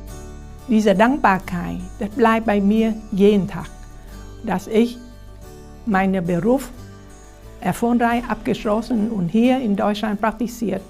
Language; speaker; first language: German; non-native, fluent; Vietnamese